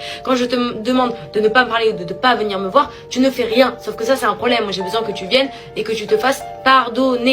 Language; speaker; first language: French; native; French